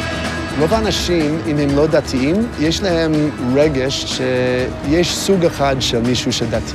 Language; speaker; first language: Hebrew; non-native, fluent; English